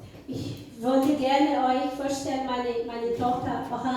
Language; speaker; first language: German; non-native, fluent; Portuguese